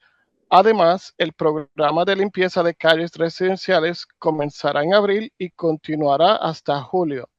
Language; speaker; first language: Spanish; native; Spanish